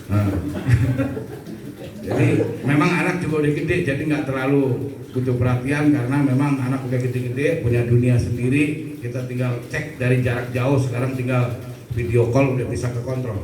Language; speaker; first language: Indonesian; native; Indonesian